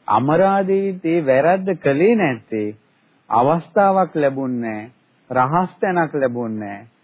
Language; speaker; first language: Sinhala; native; Sinhala